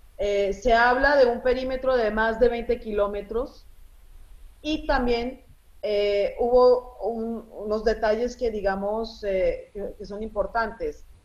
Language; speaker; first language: Spanish; early bilingual, other home language; Arabic